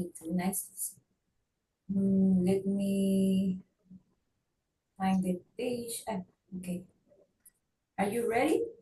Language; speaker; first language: English; non-native, learner; Spanish